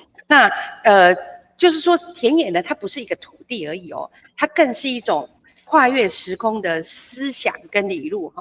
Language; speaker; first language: Chinese; native; Chinese